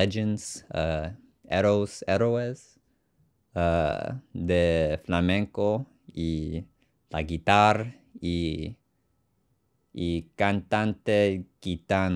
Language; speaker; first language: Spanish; non-native, learner; English